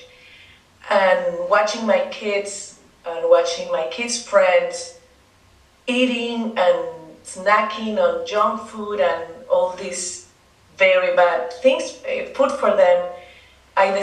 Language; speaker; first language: English; non-native, fluent; Spanish